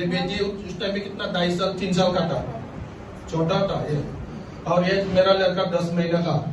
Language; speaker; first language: Hindi; non-native, local second language; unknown